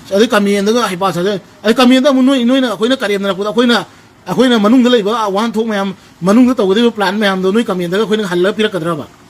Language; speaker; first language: Manipuri; native; Manipuri